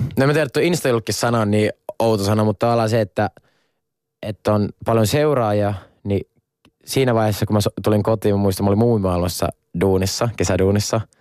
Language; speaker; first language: Finnish; non-native, local second language; Swedish